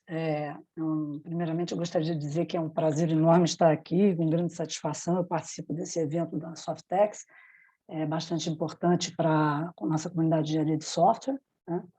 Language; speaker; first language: Portuguese; native; Portuguese